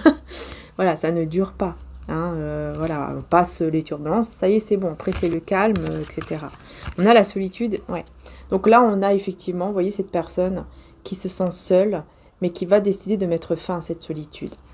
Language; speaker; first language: French; native; French